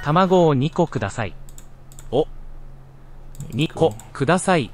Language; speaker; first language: Japanese; non-native, learner; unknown